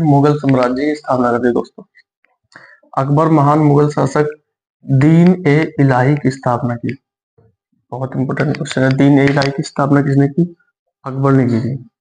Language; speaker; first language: Hindi; native; Hindi